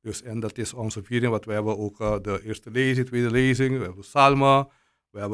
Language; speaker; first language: Dutch; non-native, local second language; Papiamento